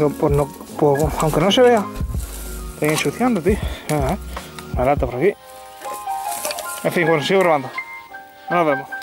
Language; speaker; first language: Spanish; native; Spanish